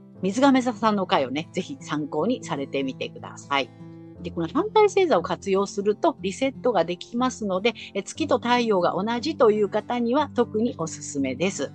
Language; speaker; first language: Japanese; native; Japanese